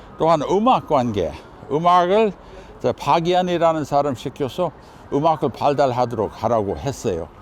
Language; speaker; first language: Korean; non-native, fluent; English